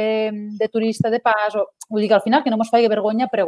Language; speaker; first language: Catalan; native; Catalan